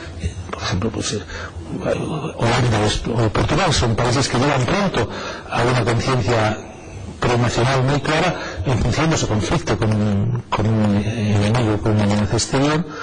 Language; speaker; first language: Spanish; native; Spanish